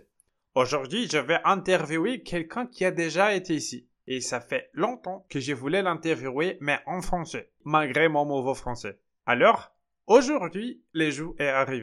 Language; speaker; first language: French; non-native, fluent; Portuguese